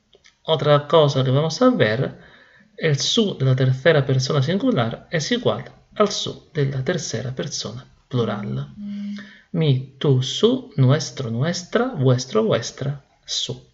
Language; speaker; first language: Spanish; non-native, fluent; Italian